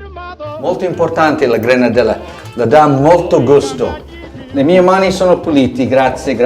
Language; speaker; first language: Italian; non-native, learner; English